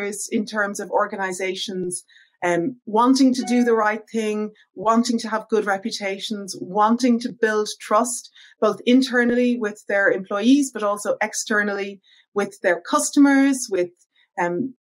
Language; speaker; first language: English; native; English